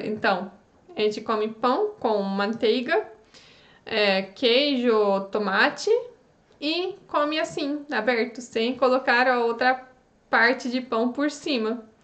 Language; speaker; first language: Portuguese; non-native, fluent; Polish